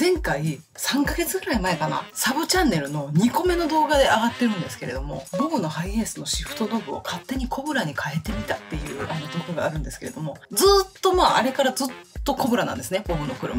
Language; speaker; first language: Japanese; native; Japanese